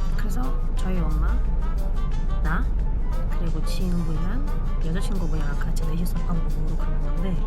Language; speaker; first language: Korean; non-native, fluent; Ukrainian